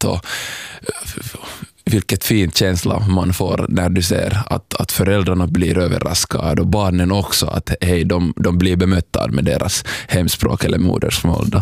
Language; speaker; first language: Swedish; non-native, local second language; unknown